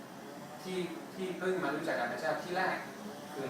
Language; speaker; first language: Thai; non-native, fluent; English